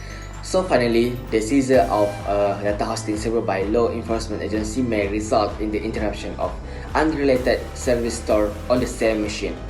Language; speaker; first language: English; non-native, local second language; Malay